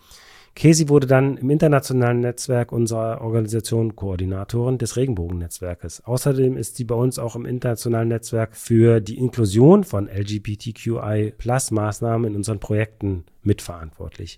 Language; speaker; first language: German; native; German